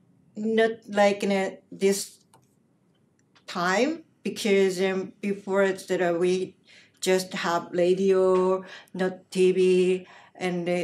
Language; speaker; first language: English; non-native, learner; Japanese